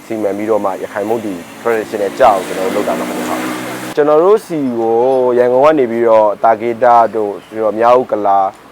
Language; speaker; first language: Burmese; native; Burmese